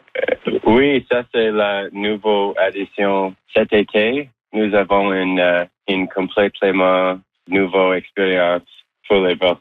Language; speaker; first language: French; non-native, learner; English